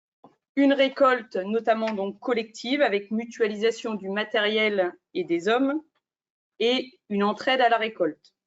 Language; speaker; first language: French; native; French